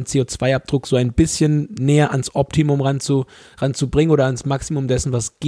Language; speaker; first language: German; native; German